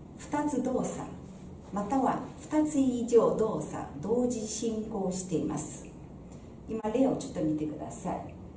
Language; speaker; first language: Japanese; non-native, fluent; Chinese